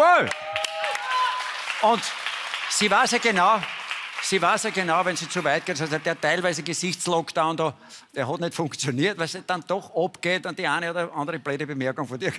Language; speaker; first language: German; native; German